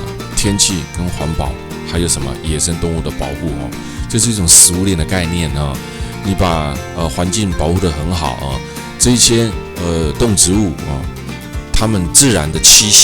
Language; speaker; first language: Chinese; native; Chinese